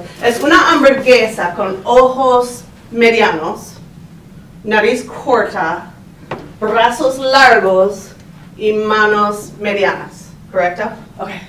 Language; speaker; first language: Spanish; non-native, fluent; English